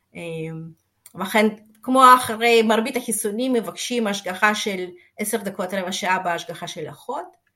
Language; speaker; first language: Hebrew; non-native, fluent; Russian